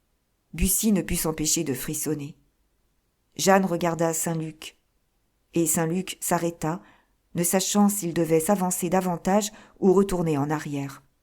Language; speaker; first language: French; native; French